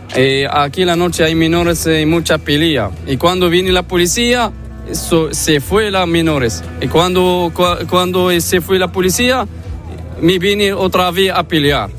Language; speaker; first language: Spanish; non-native, learner; Arabic